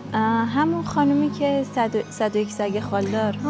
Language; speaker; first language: Persian; native; Persian